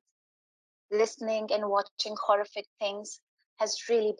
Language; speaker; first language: English; non-native, local second language; Hindi